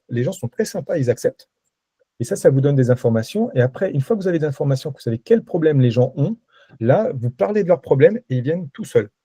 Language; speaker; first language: French; native; French